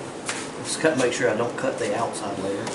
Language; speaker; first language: English; native; English